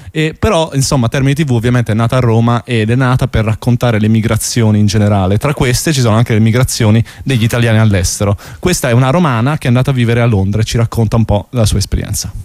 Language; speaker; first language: Italian; native; Italian